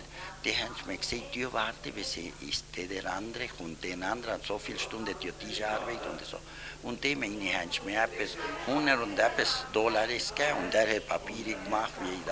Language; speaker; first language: German; early bilingual, heritage; German